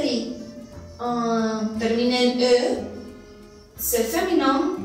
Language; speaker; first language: French; non-native, learner; Spanish